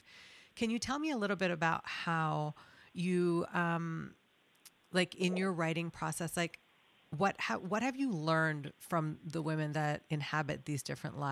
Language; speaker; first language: English; non-native, local second language; Bangla